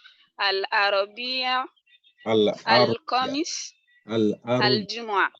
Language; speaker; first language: Arabic; non-native, learner; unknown